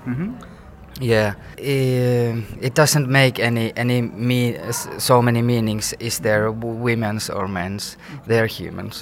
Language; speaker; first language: English; non-native, fluent; Finnish